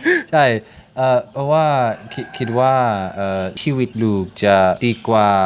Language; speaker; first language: Thai; non-native, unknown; English